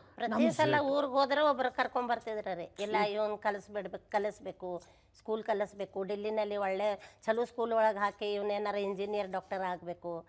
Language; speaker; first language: Kannada; non-native, local second language; Marathi